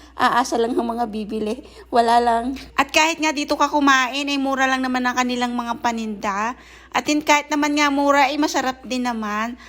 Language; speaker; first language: Filipino; native; Filipino